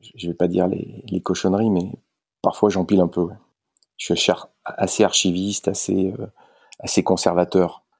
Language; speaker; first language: French; native; French